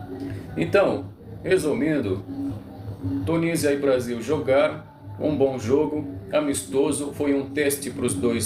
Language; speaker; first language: Portuguese; non-native, local second language; Arabic